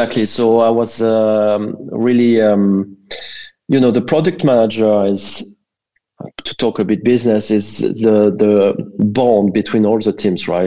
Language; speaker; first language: English; non-native, fluent; French